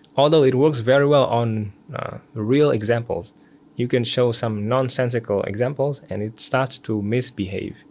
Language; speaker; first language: English; non-native, fluent; Vietnamese